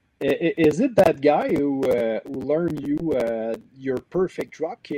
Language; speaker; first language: English; non-native, learner; French